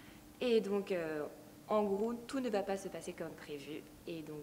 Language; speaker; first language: French; native; French